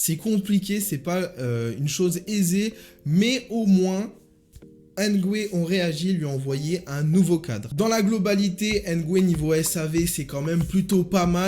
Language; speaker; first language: French; native; French